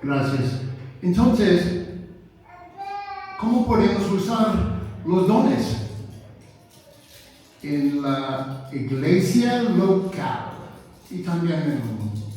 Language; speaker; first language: Spanish; non-native, fluent; English